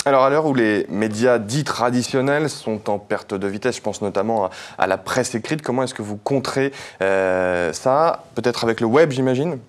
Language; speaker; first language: French; native; French